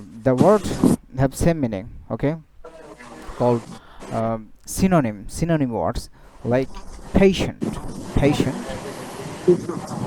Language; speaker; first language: English; non-native, fluent; Bangla